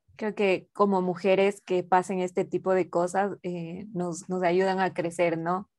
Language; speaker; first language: Spanish; native; Spanish